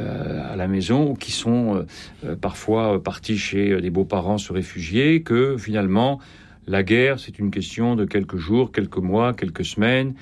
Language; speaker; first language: French; native; French